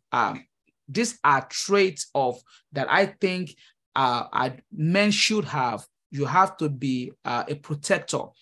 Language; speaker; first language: English; non-native, local second language; Yoruba